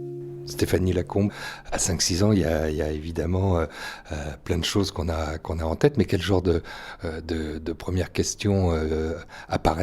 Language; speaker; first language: French; native; French